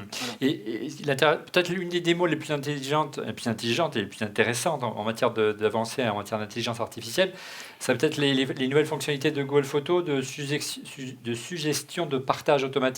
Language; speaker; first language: French; native; French